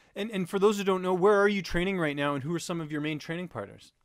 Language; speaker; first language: English; native; English